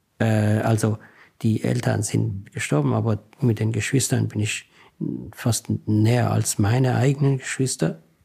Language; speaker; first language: German; non-native, fluent; Persian